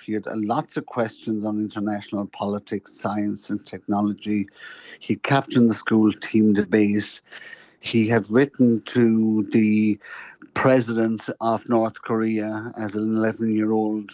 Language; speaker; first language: English; native; English